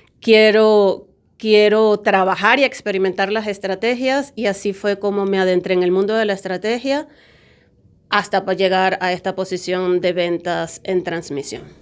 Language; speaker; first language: Spanish; native; Spanish